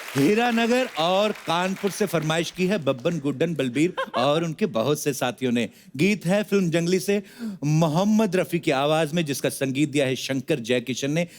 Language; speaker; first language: Hindi; non-native, local second language; Punjabi